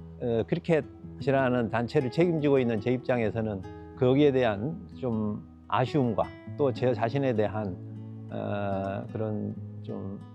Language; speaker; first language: Korean; native; Korean